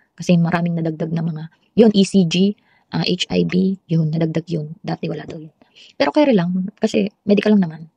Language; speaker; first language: Filipino; native; Filipino